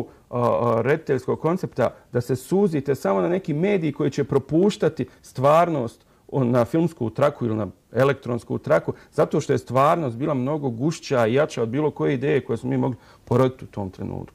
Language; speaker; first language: Serbian; native; Serbian